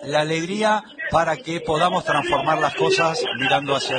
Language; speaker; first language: Spanish; native; Spanish